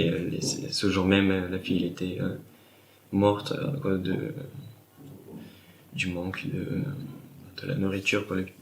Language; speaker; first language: French; non-native, fluent; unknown